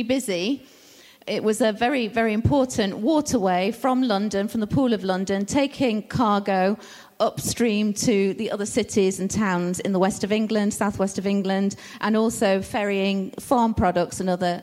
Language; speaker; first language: English; native; English